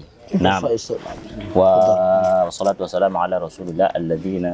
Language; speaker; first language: Arabic; non-native, fluent; Indonesian